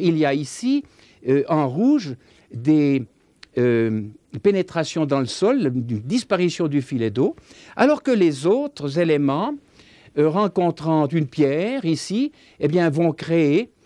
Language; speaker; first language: French; native; French